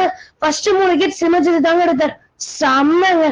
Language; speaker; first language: Tamil; native; Tamil